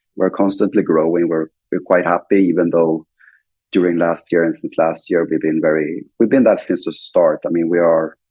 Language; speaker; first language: English; non-native, fluent; Swedish